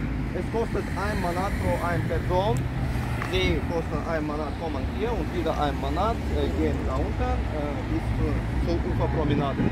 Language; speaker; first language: German; non-native, fluent; Azerbaijani